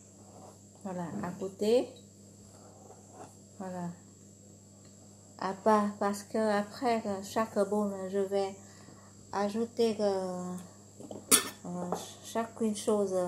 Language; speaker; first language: French; non-native, learner; Vietnamese